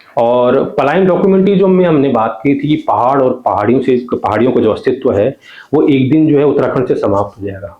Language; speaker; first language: Hindi; non-native, local second language; Garhwali